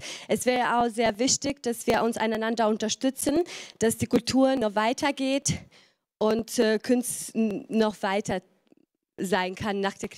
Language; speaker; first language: German; non-native, fluent; Albanian